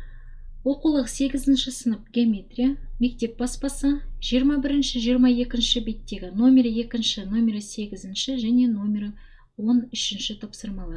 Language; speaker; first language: Kazakh; native; Kazakh